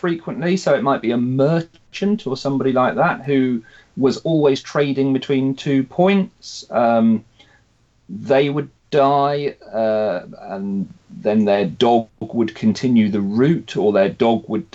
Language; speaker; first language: English; native; English